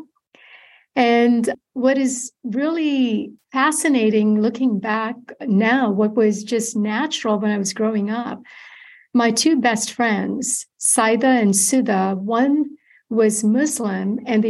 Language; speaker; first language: English; non-native, local second language; Malayalam